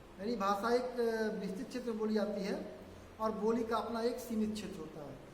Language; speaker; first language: Hindi; native; Hindi